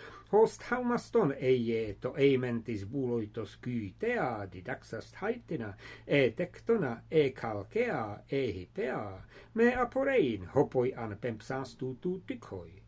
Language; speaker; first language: Greek; non-native, fluent; English